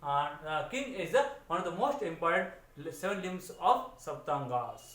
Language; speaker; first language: English; non-native, local second language; Kannada